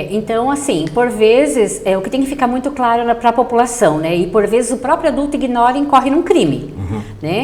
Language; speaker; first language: Portuguese; native; Portuguese